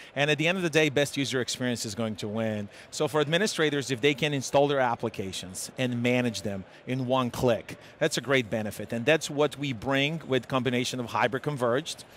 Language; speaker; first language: English; non-native, fluent; Serbian